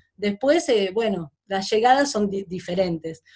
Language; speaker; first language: Spanish; native; Spanish